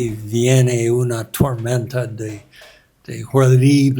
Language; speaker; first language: Spanish; non-native, learner; English